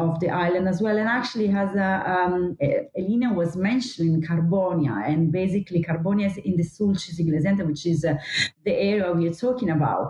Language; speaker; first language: English; non-native, fluent; Italian